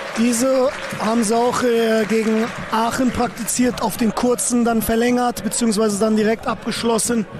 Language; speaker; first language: German; native; German